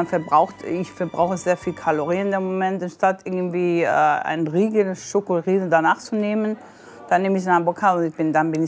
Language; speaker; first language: German; non-native, fluent; English